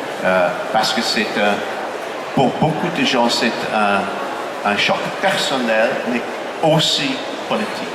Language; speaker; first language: French; non-native, fluent; English